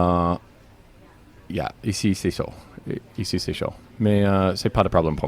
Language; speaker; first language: French; non-native, learner; English